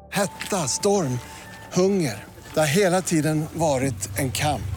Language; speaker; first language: Swedish; native; Swedish